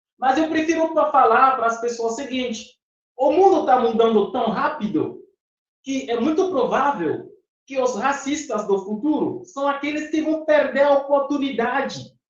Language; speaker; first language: Portuguese; non-native, fluent; Fon